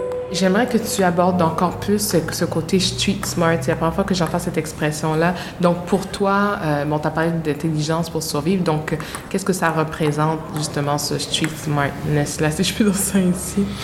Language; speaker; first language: French; native; French